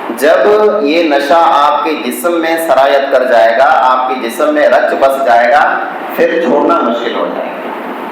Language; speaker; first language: Urdu; non-native, local second language; Kachhi